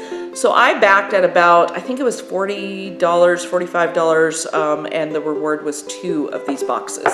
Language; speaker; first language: English; native; English